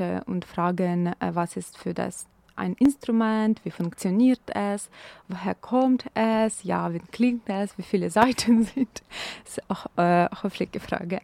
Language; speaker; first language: German; non-native, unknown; Ukrainian